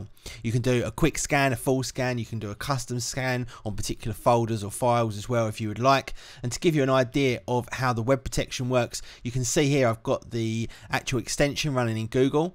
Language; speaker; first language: English; native; English